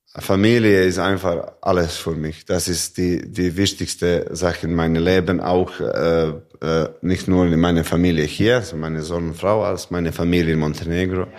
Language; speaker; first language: German; non-native, learner; Serbian